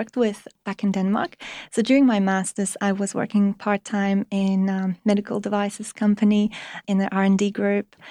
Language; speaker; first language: English; non-native, fluent; Polish